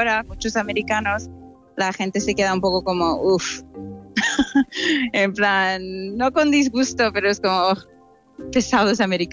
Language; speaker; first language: Spanish; non-native, fluent; English